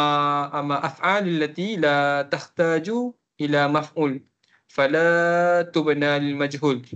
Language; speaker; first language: Arabic; non-native, learner; Malay